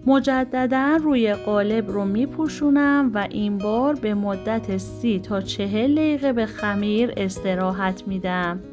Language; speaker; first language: Persian; native; Persian